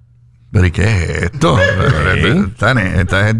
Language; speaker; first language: Spanish; native; Spanish